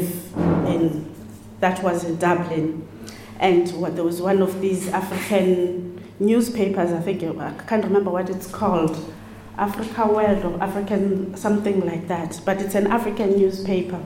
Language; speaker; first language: English; non-native, local second language; Xhosa